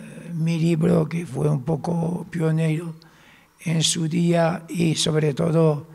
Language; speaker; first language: Spanish; non-native, fluent; Arabic